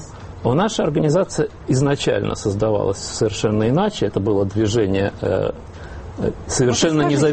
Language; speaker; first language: Russian; native; Russian